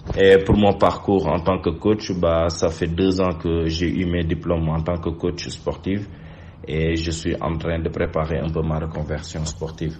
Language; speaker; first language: French; non-native, local second language; Wolof